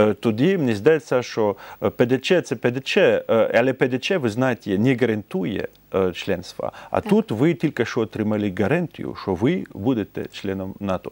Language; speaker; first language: Ukrainian; non-native, fluent; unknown